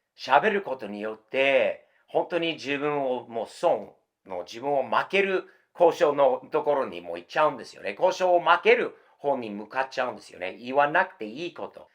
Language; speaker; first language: Japanese; non-native, fluent; English